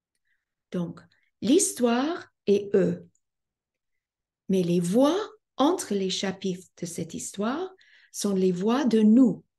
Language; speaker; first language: French; non-native, fluent; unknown